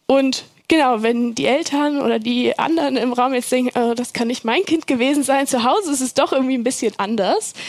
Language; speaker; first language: German; native; German